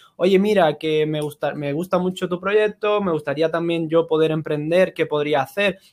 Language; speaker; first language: Spanish; native; Spanish